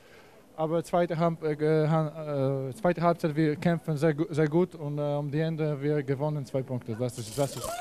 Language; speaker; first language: German; non-native, learner; Polish